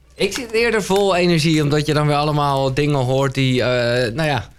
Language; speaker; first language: Dutch; native; Dutch